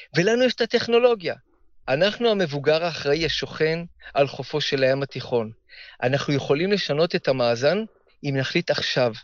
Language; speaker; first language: Hebrew; early bilingual, heritage; Hebrew